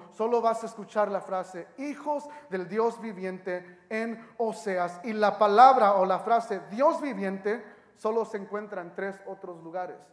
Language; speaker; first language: Spanish; early bilingual, heritage; Spanish